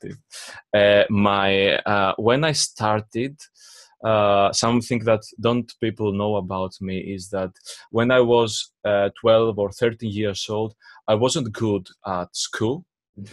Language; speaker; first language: English; non-native, fluent; Greek